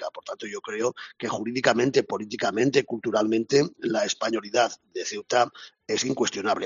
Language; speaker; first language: Spanish; native; Spanish